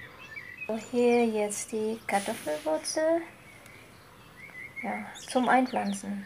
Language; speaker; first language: German; non-native, fluent; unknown